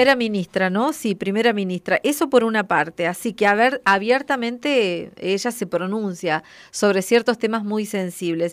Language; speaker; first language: Spanish; native; Spanish